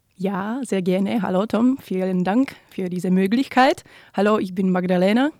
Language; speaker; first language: German; non-native, fluent; Czech